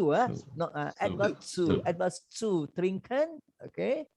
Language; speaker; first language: German; non-native, learner; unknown